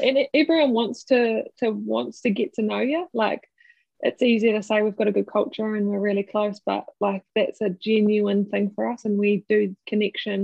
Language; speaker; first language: English; native; English